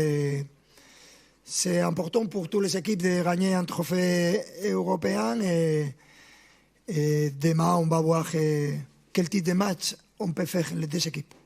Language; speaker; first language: French; non-native, fluent; Spanish